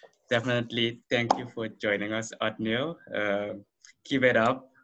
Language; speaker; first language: English; non-native, fluent; Dutch